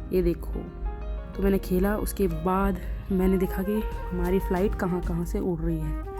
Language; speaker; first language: Hindi; native; Hindi